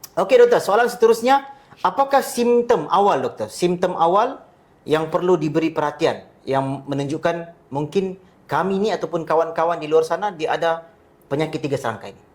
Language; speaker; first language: Malay; native; Malay